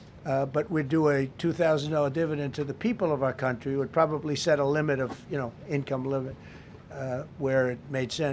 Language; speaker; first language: English; native; English